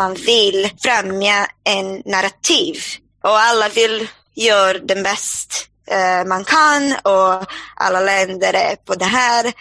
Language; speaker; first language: Swedish; non-native, fluent; Portuguese